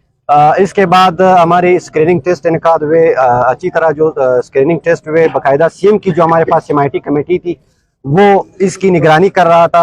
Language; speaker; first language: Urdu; non-native, local second language; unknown